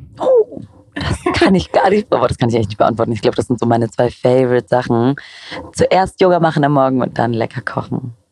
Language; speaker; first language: German; early bilingual, other home language; Greek